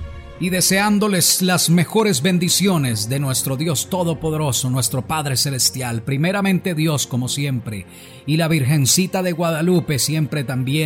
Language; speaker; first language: Spanish; native; Spanish